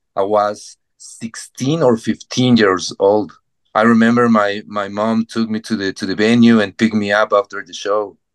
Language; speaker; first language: English; non-native, fluent; Spanish